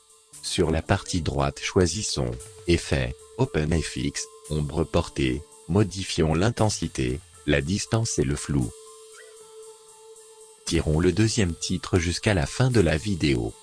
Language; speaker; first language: French; native; French